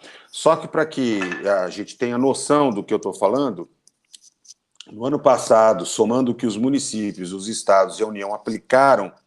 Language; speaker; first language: Portuguese; native; Portuguese